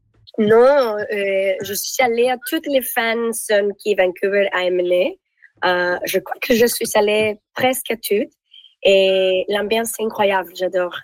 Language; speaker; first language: French; non-native, learner; Spanish